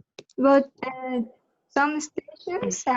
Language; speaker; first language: English; non-native, learner; Spanish